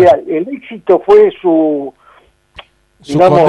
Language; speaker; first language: Spanish; native; Spanish